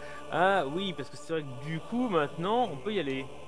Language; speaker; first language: French; native; French